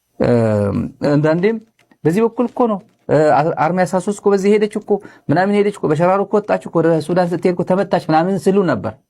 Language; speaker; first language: Amharic; non-native, local second language; Tigrinya